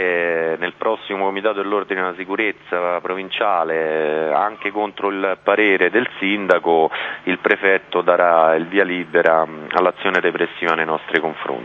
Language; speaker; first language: Italian; native; Italian